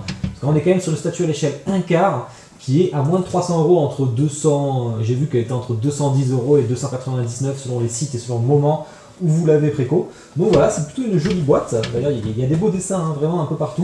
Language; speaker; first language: French; native; French